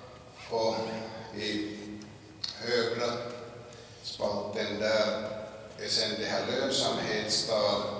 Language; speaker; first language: Swedish; non-native, local second language; Finnish